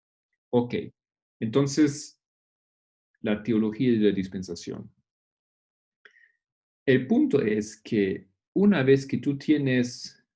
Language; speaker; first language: Spanish; non-native, fluent; Portuguese